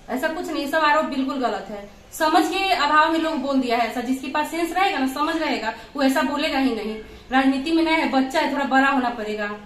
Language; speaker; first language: Hindi; native; Hindi